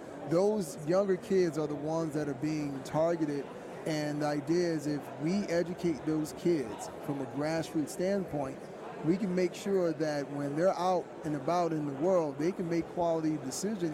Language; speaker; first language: English; native; English